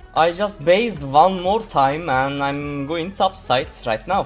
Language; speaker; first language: English; non-native, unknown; Turkish